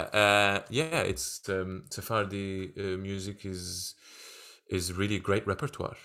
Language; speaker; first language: English; non-native, fluent; Turkish